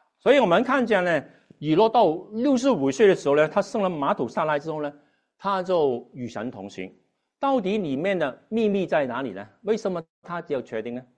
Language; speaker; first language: Chinese; non-native, local second language; Cantonese